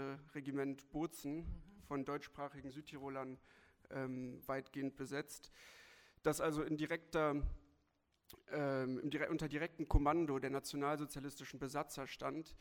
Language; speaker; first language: German; native; German